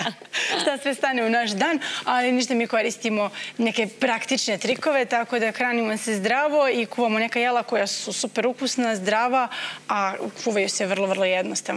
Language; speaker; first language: Serbian; native; Serbian